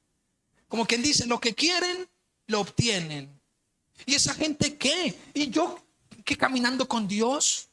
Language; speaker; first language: Spanish; native; Spanish